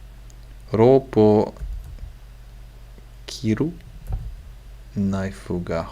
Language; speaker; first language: Japanese; non-native, learner; English